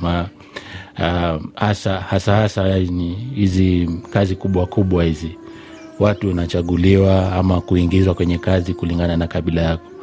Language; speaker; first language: Swahili; non-native, local second language; Gusii